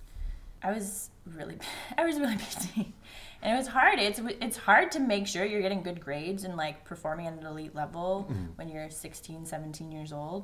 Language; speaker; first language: English; native; English